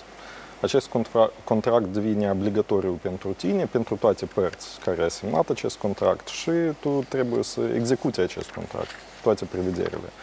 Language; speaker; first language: Romanian; non-native, local second language; Russian